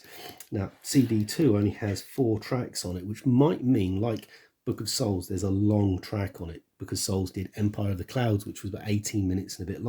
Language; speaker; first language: English; native; English